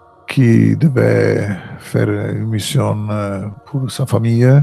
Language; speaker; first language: French; non-native, fluent; Italian